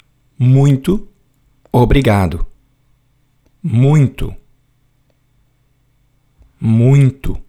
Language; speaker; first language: Portuguese; non-native, learner; English